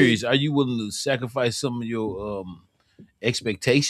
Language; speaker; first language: English; native; English